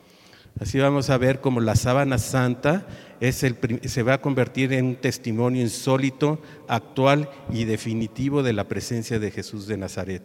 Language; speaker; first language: Spanish; native; Spanish